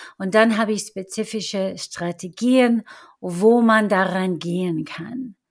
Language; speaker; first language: German; non-native, fluent; English